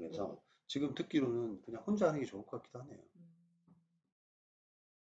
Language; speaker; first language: Korean; native; Korean